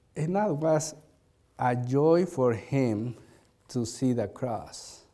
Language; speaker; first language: English; non-native, learner; Spanish